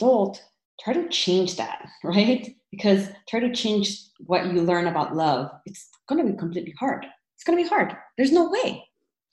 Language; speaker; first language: English; early bilingual, other home language; Spanish